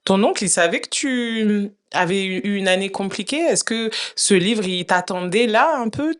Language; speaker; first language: French; native; French